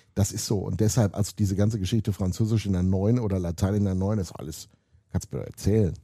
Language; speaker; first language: German; native; German